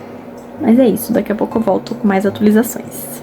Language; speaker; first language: Portuguese; native; Portuguese